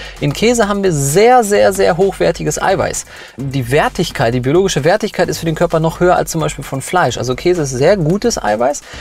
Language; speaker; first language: German; early bilingual, other home language; Polish